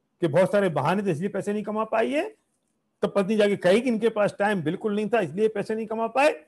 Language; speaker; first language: Hindi; native; Hindi